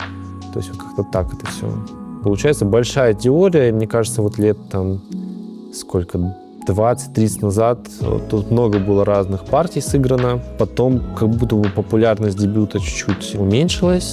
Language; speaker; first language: Russian; native; Russian